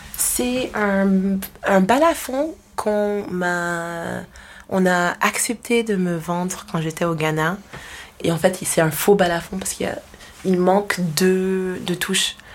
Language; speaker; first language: French; non-native, fluent; English